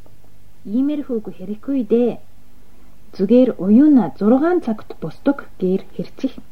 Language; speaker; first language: Mongolian; non-native, fluent; Japanese